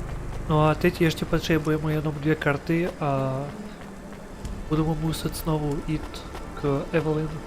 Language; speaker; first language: Czech; non-native, learner; Ukrainian